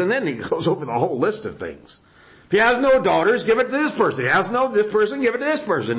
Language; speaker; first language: English; native; English